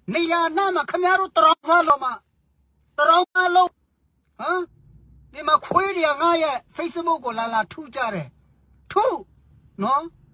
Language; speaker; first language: Burmese; native; Burmese